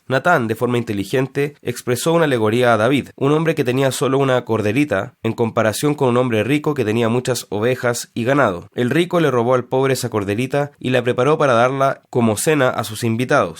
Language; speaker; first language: Spanish; native; Spanish